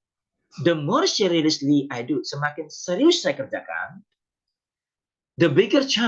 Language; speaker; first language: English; non-native, fluent; Indonesian